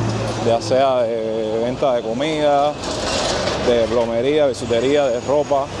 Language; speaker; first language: Spanish; native; Spanish